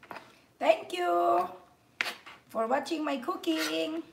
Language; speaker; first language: English; non-native, local second language; Filipino